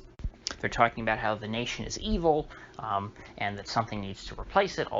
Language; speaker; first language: English; native; English